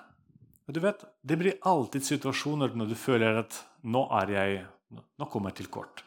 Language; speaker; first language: Norwegian; non-native, fluent; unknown